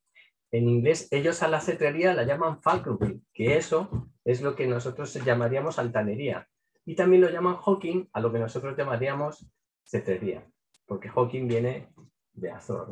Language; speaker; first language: Spanish; native; Spanish